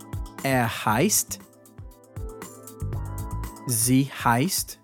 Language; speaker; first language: German; non-native, fluent; English